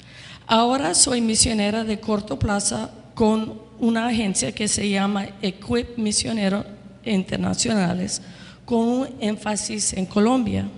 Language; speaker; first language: Spanish; non-native, fluent; English